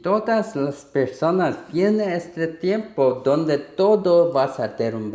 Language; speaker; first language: Spanish; non-native, learner; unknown